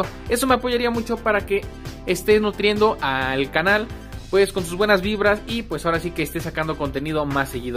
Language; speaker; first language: Spanish; native; Spanish